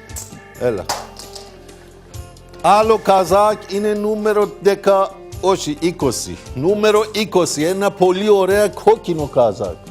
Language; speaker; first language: Greek; non-native, learner; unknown